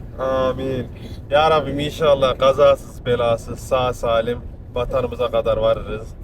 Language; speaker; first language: Turkish; early bilingual, heritage; Turkish